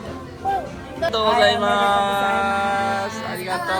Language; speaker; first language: Japanese; non-native, fluent; Filipino